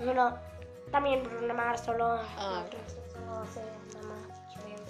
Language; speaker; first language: Spanish; early bilingual, heritage; Spanish